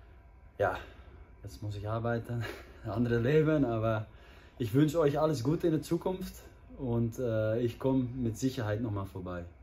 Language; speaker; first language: German; non-native, fluent; Dutch